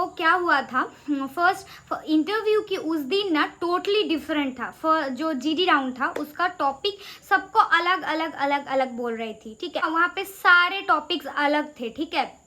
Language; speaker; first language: Hindi; non-native, local second language; Bangla